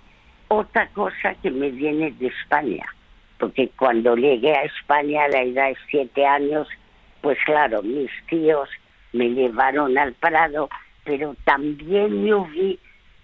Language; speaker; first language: Spanish; early bilingual, other home language; French